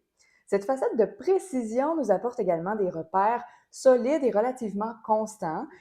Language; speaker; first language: French; native; French